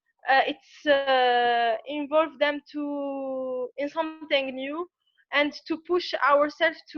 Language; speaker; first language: English; non-native, learner; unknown